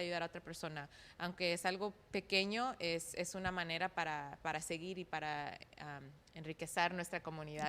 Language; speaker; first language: Spanish; early bilingual, heritage; Spanish